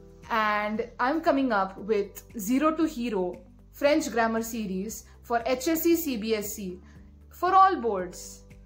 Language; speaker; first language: English; non-native, local second language; Marathi